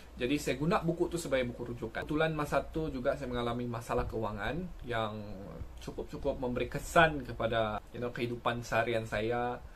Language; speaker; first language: Malay; native; Malay